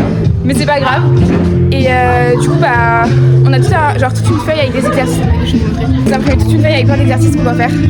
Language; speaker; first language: French; native; French